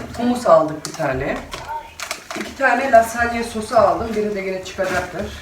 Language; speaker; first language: Turkish; early bilingual, heritage; Turkish